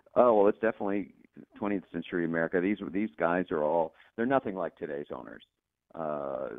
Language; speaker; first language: English; native; English